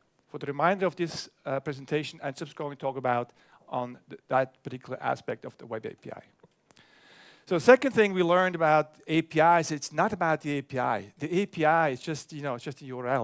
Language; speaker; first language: English; non-native, fluent; German